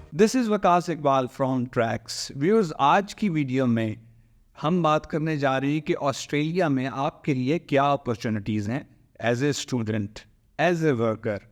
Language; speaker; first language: Urdu; native; Urdu